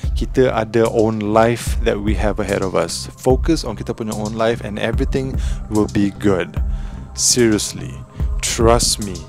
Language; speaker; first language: English; non-native, local second language; Malay